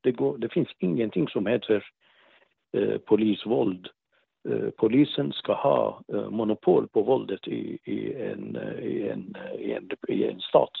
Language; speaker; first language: Swedish; non-native, fluent; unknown